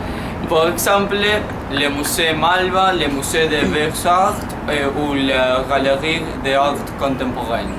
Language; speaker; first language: French; non-native, learner; Spanish